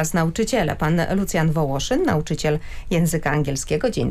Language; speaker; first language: Polish; native; Polish